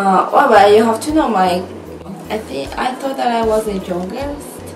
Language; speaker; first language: English; non-native, learner; Spanish